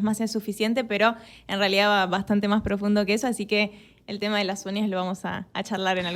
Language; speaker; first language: Spanish; native; Spanish